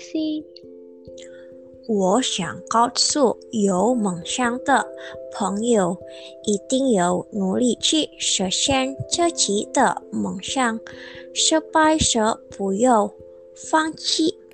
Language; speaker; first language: Chinese; non-native, learner; Indonesian